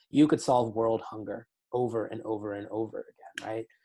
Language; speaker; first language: English; native; English